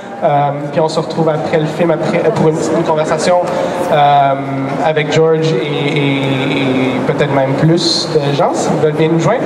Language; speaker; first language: French; native; French